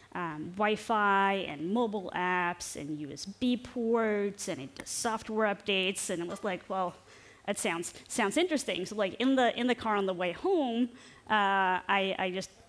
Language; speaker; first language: English; non-native, fluent; Norwegian